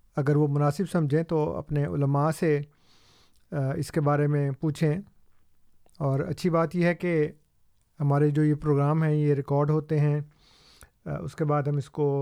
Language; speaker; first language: Urdu; non-native, local second language; Punjabi